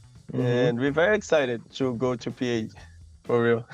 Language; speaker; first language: English; non-native, learner; Portuguese